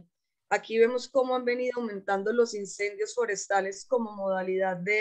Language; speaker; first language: Spanish; native; Spanish